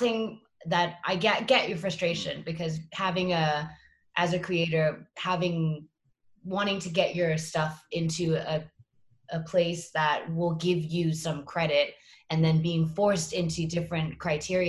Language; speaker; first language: English; native; English